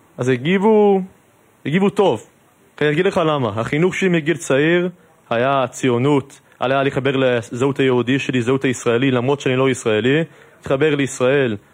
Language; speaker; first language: Hebrew; non-native, fluent; English